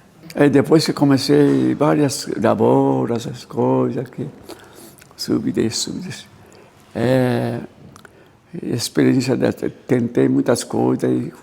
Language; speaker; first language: Portuguese; non-native, learner; Japanese